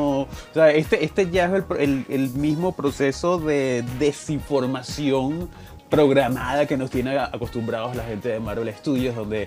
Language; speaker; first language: Spanish; native; Spanish